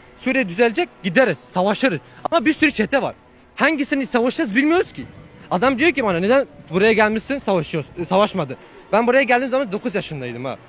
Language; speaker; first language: Turkish; early bilingual, heritage; Turkish